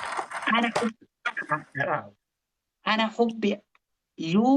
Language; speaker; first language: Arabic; non-native, learner; Oromo